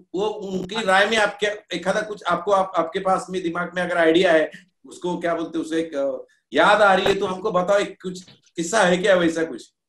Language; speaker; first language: Hindi; non-native, local second language; Marathi